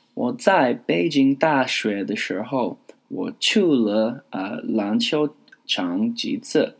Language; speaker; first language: Chinese; non-native, learner; English